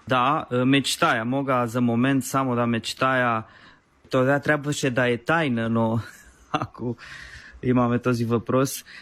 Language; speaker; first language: Bulgarian; non-native, learner; Romanian